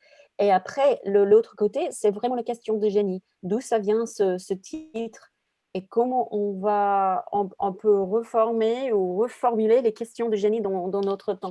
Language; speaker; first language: French; non-native, fluent; English